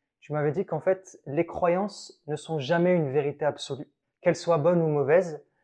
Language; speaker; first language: French; early bilingual, other home language; Arabic